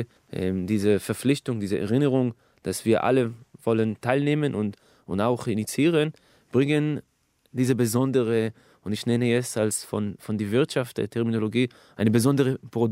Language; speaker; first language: German; non-native, fluent; Hebrew